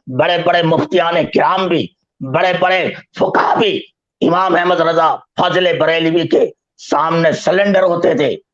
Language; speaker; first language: Urdu; native; Urdu